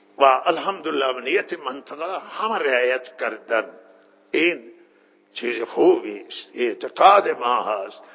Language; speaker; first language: Persian; non-native, local second language; Baluchi